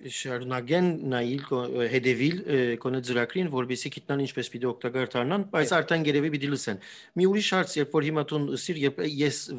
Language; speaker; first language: Armenian; early bilingual, heritage; Armenian